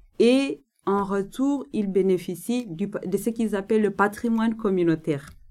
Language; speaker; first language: French; non-native, local second language; Nande